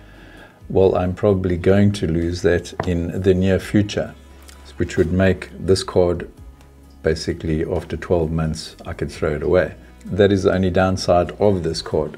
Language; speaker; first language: English; native; English